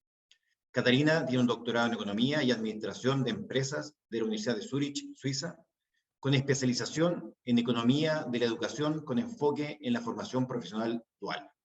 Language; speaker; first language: Spanish; native; Spanish